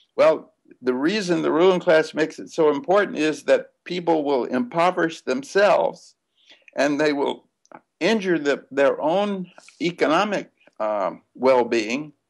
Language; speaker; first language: English; native; English